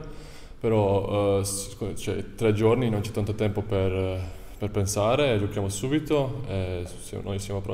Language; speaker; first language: Italian; non-native, fluent; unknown